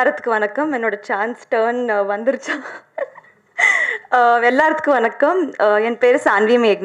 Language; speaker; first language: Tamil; non-native, learner; Telugu